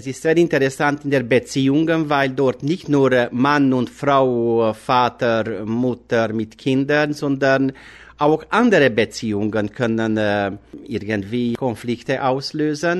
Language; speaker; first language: German; non-native, fluent; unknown